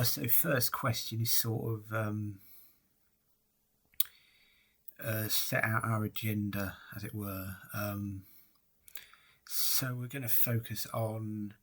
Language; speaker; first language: English; native; English